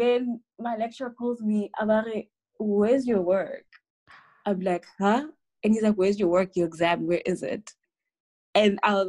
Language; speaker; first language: English; non-native, local second language; Tswana